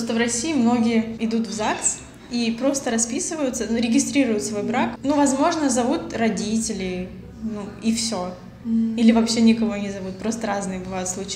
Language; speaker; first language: Russian; native; Russian